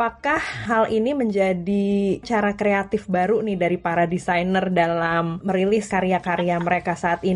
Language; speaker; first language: Indonesian; native; Indonesian